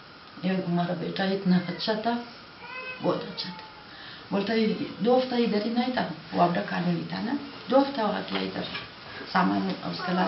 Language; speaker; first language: Hindi; non-native, local second language; Hazaragi